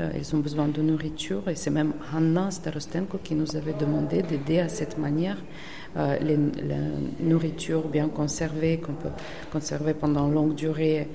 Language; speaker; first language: French; non-native, fluent; Ukrainian